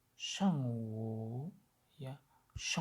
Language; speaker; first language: Chinese; non-native, learner; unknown